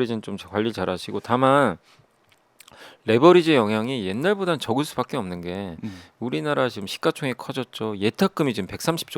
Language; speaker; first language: Korean; native; Korean